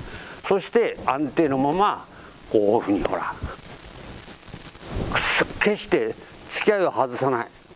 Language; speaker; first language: Japanese; native; Japanese